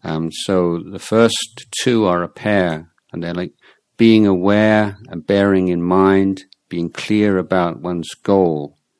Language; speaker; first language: English; native; English